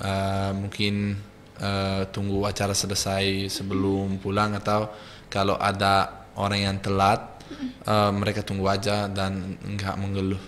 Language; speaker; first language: Indonesian; non-native, fluent; Italian